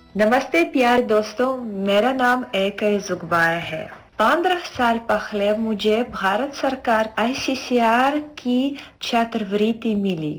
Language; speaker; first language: Hindi; non-native, fluent; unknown